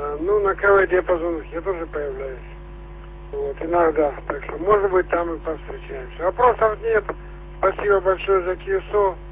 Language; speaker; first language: Russian; native; Russian